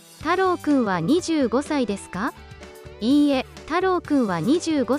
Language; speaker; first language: Japanese; non-native, learner; Portuguese